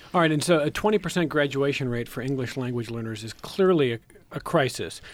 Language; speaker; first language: English; native; English